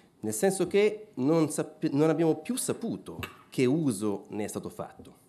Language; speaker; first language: Italian; native; Italian